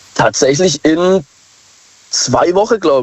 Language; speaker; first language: German; native; German